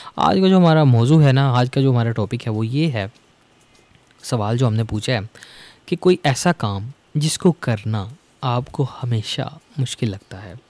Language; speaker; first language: Urdu; non-native, local second language; Punjabi